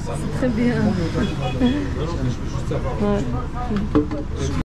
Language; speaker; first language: French; non-native, local second language; Arabic